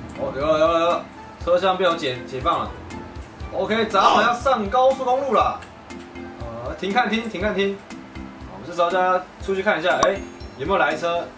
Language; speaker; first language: Chinese; native; Chinese